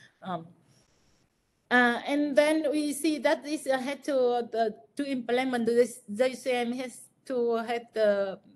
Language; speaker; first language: English; non-native, fluent; Vietnamese